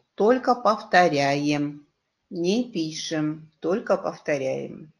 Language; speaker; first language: Russian; non-native, local second language; Kyrgyz